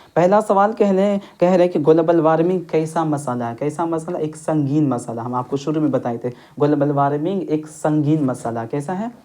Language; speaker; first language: Urdu; native; Urdu